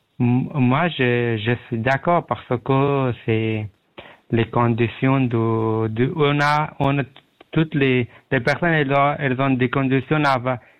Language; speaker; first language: French; non-native, learner; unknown